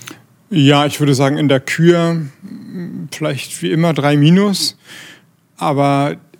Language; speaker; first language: German; native; German